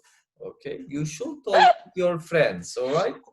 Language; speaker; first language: English; non-native, fluent; Turkish